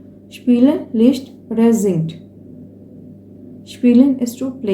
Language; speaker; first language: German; non-native, fluent; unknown